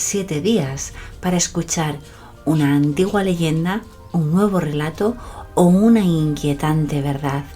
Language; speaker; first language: Spanish; native; Spanish